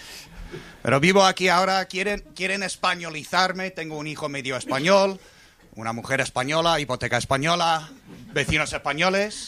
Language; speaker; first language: Spanish; non-native, fluent; English